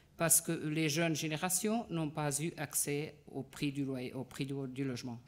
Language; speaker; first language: French; non-native, fluent; Portuguese